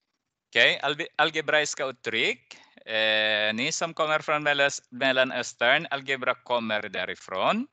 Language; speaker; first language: Swedish; non-native, fluent; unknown